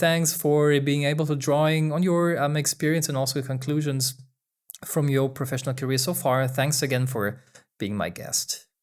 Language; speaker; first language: English; non-native, fluent; German